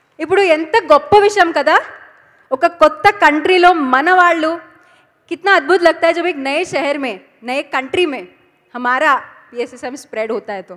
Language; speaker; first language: Hindi; non-native, local second language; Telugu